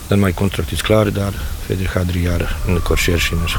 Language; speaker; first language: Dutch; non-native, learner; Bosnian